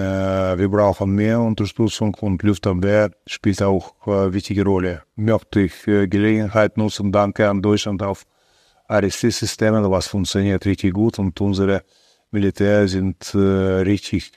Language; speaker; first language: German; non-native, fluent; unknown